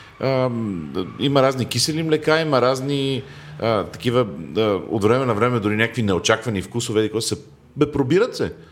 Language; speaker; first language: Bulgarian; native; Bulgarian